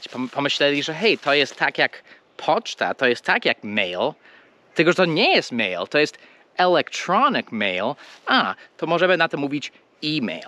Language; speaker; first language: Polish; non-native, fluent; English